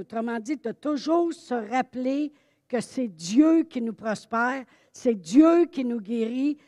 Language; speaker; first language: French; native; French